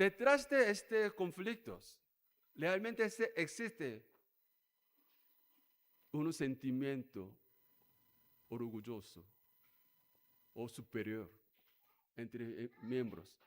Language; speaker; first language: Spanish; non-native, learner; Korean